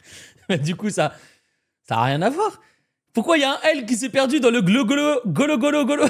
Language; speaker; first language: French; native; French